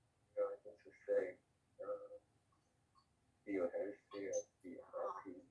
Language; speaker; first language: English; non-native, learner; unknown